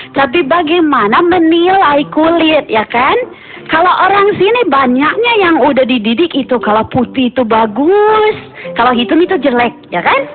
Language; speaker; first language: Indonesian; non-native, fluent; English